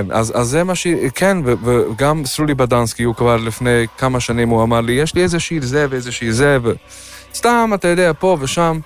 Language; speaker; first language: Hebrew; non-native, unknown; Yiddish